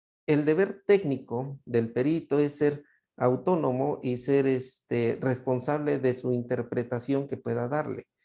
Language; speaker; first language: Spanish; native; Spanish